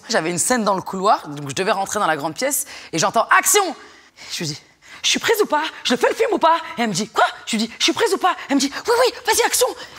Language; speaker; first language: French; native; French